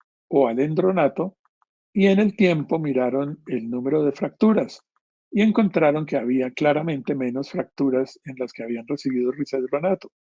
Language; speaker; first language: Spanish; native; Spanish